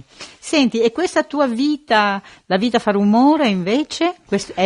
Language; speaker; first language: Italian; native; Italian